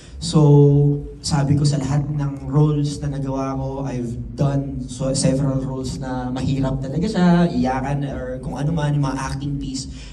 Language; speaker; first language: Filipino; native; Filipino